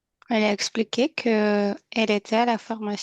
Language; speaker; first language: French; non-native, learner; Ukrainian